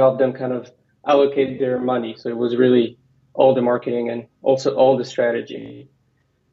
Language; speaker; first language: English; non-native, fluent; Arabic